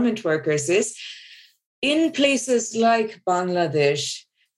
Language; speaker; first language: English; non-native, local second language; Bangla